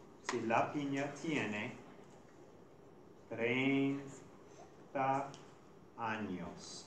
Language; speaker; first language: Spanish; non-native, fluent; English